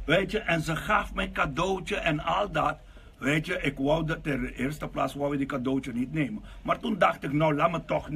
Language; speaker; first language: Dutch; non-native, local second language; Papiamento